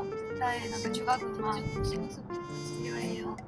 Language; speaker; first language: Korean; non-native, learner; Japanese